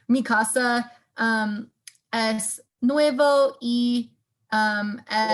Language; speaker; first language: Spanish; non-native, learner; English